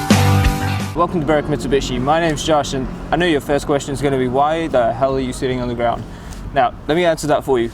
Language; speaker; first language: English; native; English